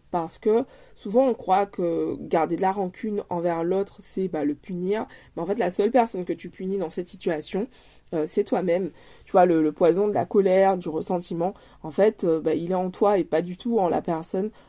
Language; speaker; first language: French; native; French